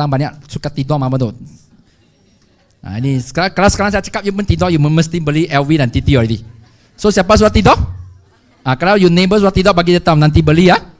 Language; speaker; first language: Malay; non-native, local second language; Chinese